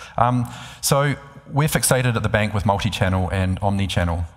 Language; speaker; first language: English; native; English